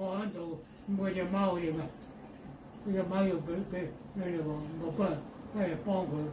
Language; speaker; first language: Cantonese; non-native, fluent; Indonesian